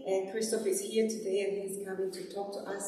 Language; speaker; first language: English; non-native, fluent; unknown